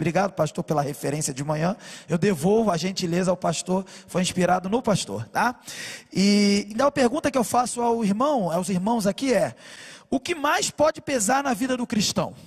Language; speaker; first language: Portuguese; native; Portuguese